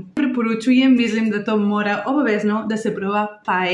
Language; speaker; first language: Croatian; non-native, learner; Spanish